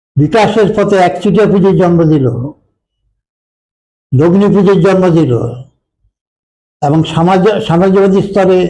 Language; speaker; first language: Bangla; native; Bangla